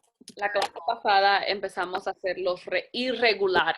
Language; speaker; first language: Spanish; non-native, fluent; English